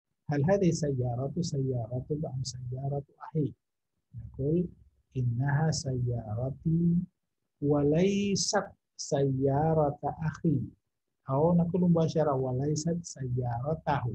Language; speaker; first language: Arabic; non-native, fluent; Indonesian